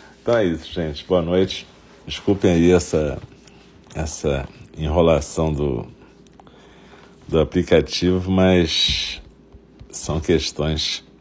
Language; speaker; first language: Portuguese; native; Portuguese